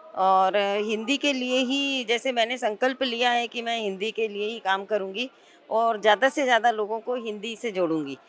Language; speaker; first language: Hindi; native; Hindi